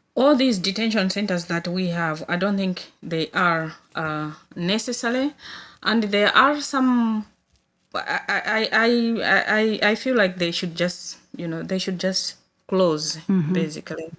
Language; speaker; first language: English; non-native, local second language; Nyanja